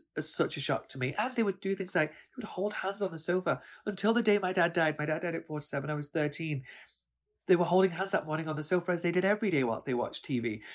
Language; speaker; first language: English; early bilingual, other home language; Urdu